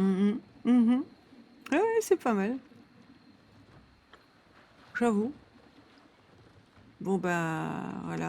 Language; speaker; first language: French; native; French